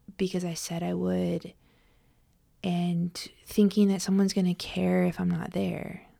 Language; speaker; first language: English; native; English